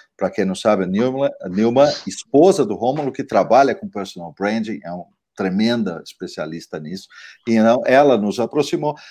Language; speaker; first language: Portuguese; native; Portuguese